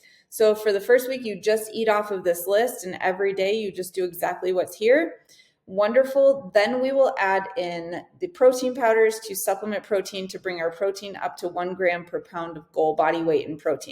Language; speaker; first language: English; native; English